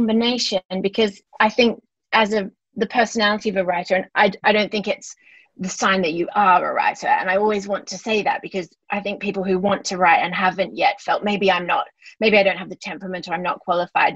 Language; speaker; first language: English; native; English